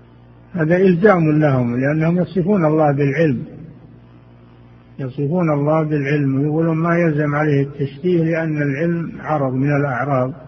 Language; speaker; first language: Arabic; native; Arabic